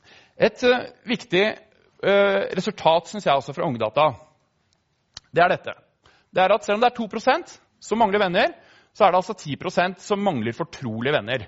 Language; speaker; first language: Norwegian; native; Norwegian